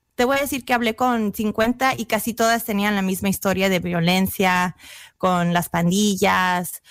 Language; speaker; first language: Spanish; early bilingual, heritage; Spanish